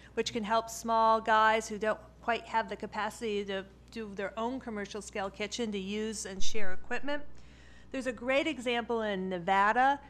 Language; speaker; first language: English; native; English